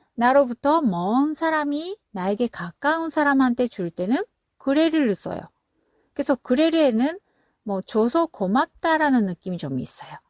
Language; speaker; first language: Korean; non-native, fluent; Japanese